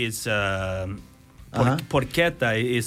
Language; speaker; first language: Spanish; non-native, learner; English